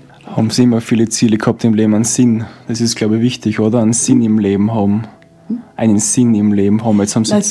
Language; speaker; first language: German; native; German